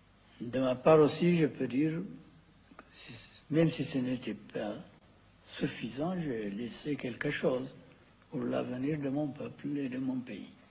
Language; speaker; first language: French; non-native, fluent; Amharic